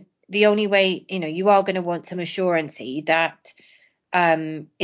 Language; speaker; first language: English; native; English